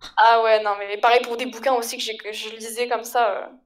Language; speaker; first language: French; native; French